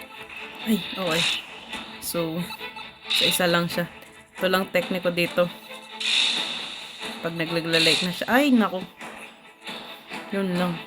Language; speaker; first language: Filipino; native; Filipino